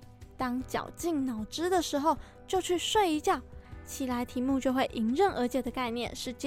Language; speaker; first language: Chinese; native; Chinese